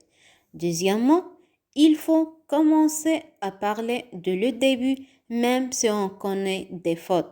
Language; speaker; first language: French; non-native, fluent; Arabic